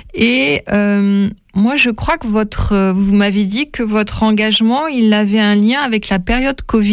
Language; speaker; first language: French; native; French